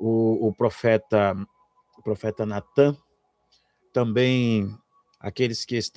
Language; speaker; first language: Portuguese; native; Portuguese